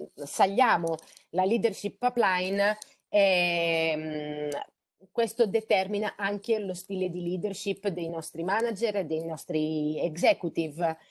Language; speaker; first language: Italian; non-native, fluent; Greek